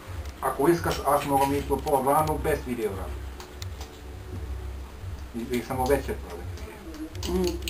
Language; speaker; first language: Bulgarian; non-native, learner; Finnish